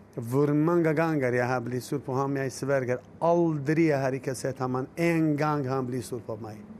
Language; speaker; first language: Norwegian; non-native, fluent; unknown